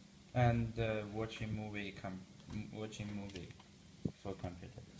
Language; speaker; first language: English; non-native, learner; Chinese